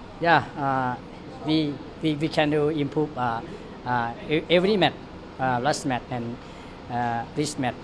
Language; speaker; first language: English; non-native, learner; Lao